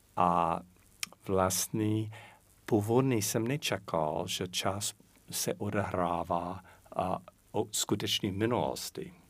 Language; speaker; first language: Czech; non-native, fluent; English